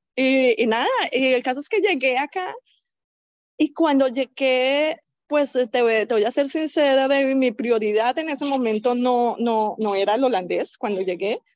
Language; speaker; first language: Spanish; native; Spanish